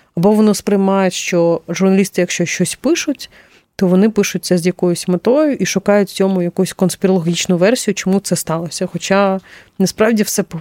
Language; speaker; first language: Ukrainian; non-native, local second language; Russian